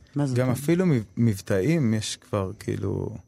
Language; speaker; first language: Hebrew; early bilingual, other home language; Arabic